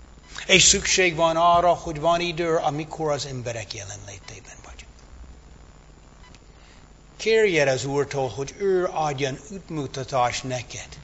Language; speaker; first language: Hungarian; non-native, fluent; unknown